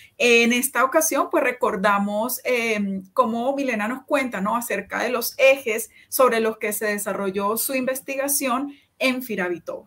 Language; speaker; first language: Spanish; native; Spanish